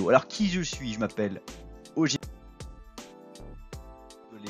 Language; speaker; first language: French; native; French